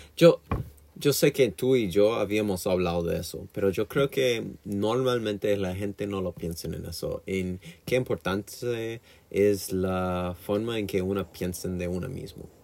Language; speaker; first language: Spanish; non-native, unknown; English